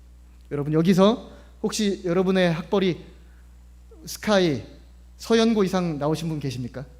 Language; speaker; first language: Korean; native; Korean